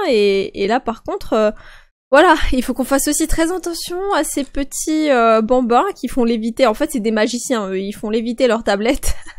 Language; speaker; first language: French; native; French